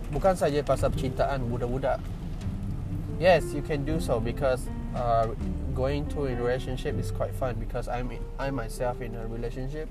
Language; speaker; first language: English; non-native, local second language; Malay